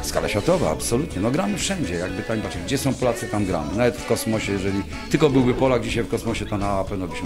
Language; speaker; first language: Polish; native; Polish